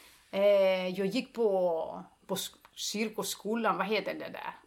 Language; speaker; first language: Swedish; non-native, fluent; Greek